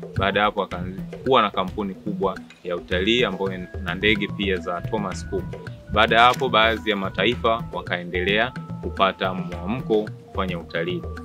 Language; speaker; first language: Swahili; native; Swahili